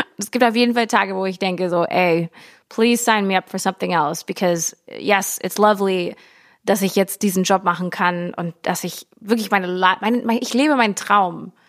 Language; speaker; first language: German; early bilingual, heritage; English